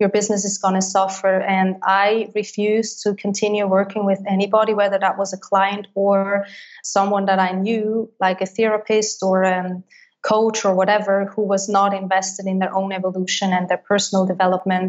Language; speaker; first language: English; non-native, fluent; Swiss German